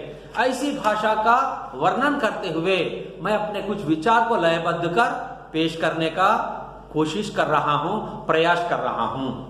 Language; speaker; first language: Hindi; non-native, local second language; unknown